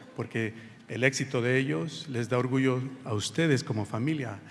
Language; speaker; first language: Spanish; early bilingual, heritage; Spanish